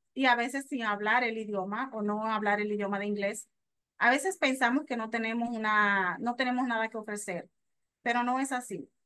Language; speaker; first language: Spanish; native; Spanish